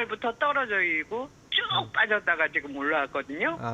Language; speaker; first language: Korean; native; Korean